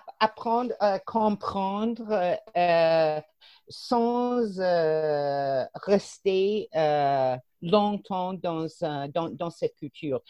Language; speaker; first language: French; non-native, fluent; English